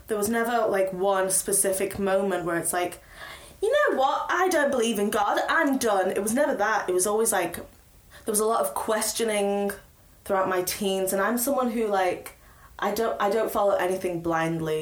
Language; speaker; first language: English; native; English